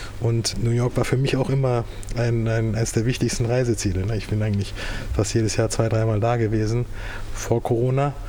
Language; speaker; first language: German; early bilingual, other home language; Turkish